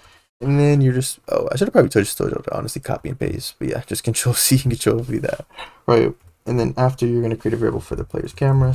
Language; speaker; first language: English; native; English